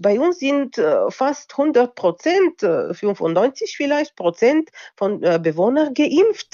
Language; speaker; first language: German; non-native, local second language; Bulgarian